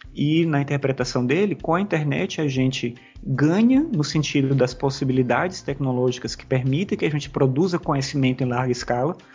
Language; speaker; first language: Portuguese; native; Portuguese